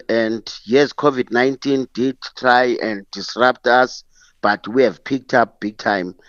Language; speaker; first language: English; non-native, local second language; Xhosa